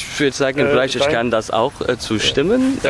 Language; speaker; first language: German; non-native, learner; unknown